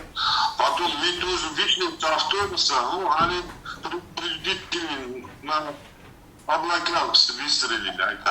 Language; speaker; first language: Russian; non-native, learner; Uzbek